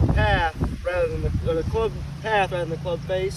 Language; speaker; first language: English; native; English